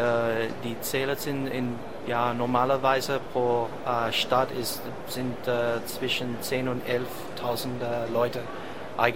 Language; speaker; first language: German; non-native, fluent; English